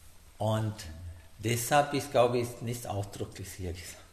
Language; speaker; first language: German; non-native, learner; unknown